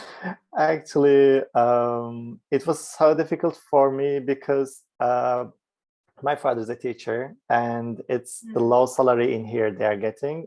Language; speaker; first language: English; non-native, fluent; Turkish